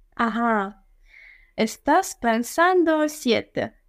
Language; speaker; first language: Spanish; non-native, fluent; Ukrainian